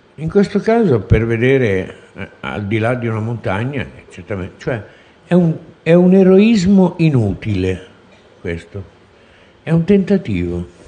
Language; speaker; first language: Italian; native; Italian